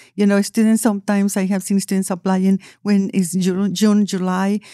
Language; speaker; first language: English; non-native, fluent; Spanish